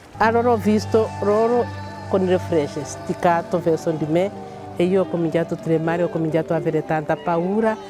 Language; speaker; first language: Italian; non-native, fluent; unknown